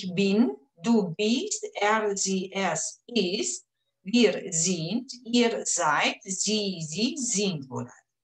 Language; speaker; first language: German; non-native, fluent; Uzbek